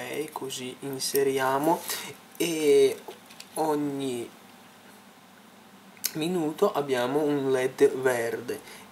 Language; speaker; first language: Italian; non-native, fluent; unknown